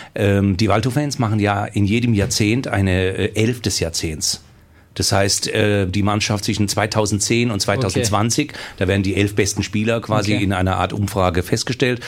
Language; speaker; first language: German; native; German